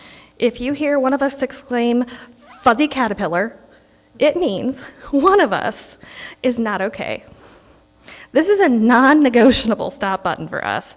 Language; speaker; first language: English; native; English